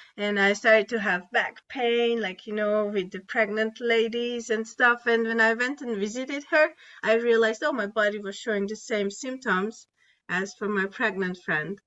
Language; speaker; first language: English; non-native, fluent; Hungarian